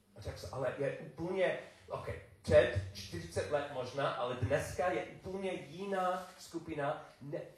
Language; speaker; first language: Czech; non-native, learner; English